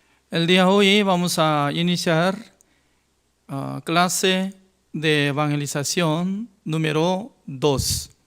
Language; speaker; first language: Spanish; non-native, fluent; Korean